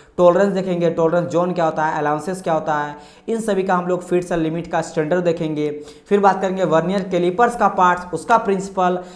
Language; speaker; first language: Hindi; non-native, local second language; Marathi